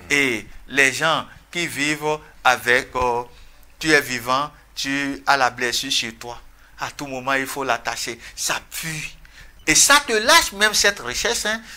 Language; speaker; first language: French; non-native, local second language; Fon